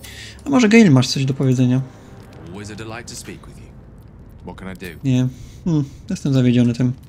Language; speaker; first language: Polish; native; Polish